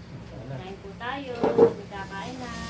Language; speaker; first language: Filipino; native; Filipino